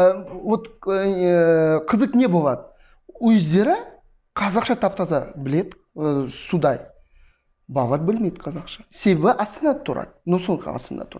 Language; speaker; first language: Kazakh; non-native, fluent; Russian